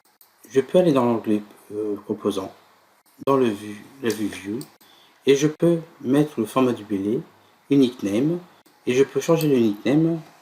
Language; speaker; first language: French; native; French